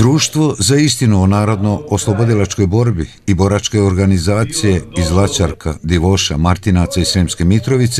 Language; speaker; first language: Serbian; native; Serbian